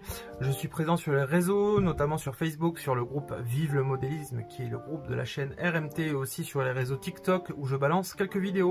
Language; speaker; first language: French; native; French